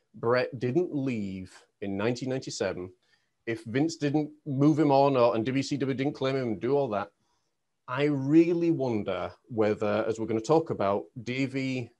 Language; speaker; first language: English; native; English